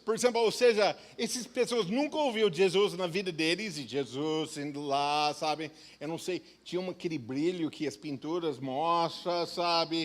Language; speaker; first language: Portuguese; non-native, fluent; English